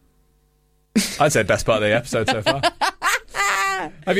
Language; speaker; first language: English; native; English